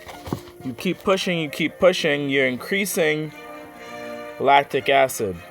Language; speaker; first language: English; native; English